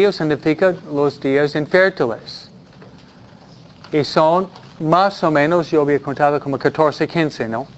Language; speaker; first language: Spanish; non-native, fluent; English